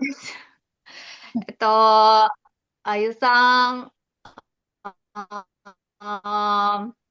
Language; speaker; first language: Japanese; non-native, learner; Indonesian